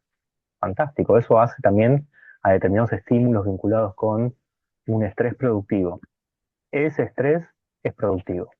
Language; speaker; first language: Spanish; native; Spanish